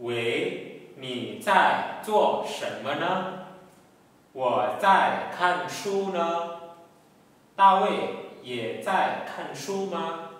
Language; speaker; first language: Chinese; non-native, fluent; Indonesian